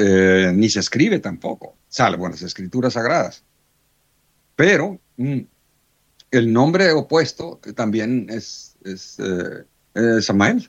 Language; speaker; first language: Spanish; native; Spanish